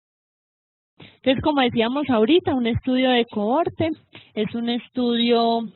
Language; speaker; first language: Spanish; native; Spanish